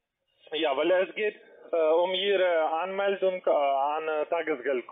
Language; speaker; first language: German; non-native, learner; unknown